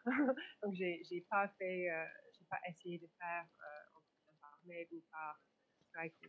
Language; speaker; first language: French; non-native, fluent; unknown